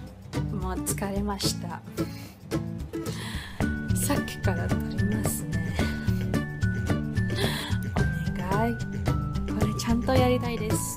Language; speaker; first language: Japanese; non-native, learner; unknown